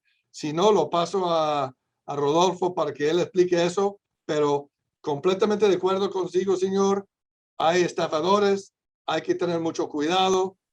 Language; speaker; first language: Spanish; non-native, fluent; English